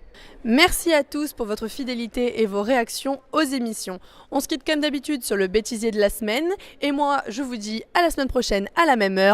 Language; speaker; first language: French; native; French